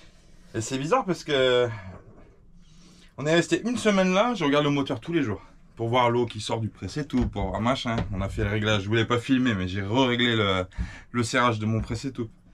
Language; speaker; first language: French; native; French